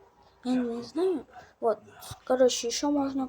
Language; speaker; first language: Russian; native; Russian